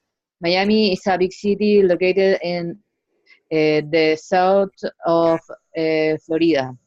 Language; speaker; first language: English; non-native, learner; Spanish